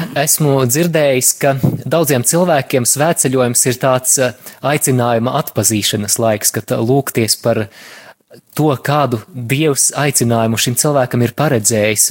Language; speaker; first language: Latvian; native; Latvian